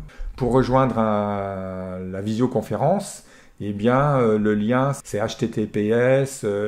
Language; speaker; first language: French; native; French